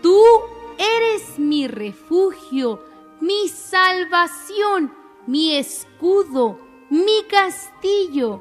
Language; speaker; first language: Spanish; native; Spanish